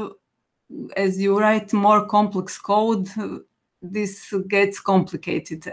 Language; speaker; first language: English; non-native, fluent; Croatian